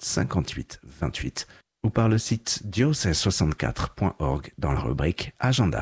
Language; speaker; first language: French; native; French